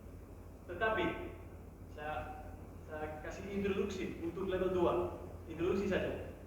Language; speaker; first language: Indonesian; non-native, learner; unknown